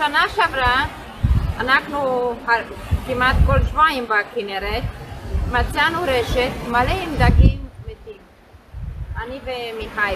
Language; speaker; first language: Hebrew; non-native, learner; Romanian